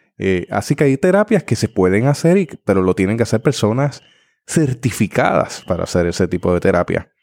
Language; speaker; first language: Spanish; native; Spanish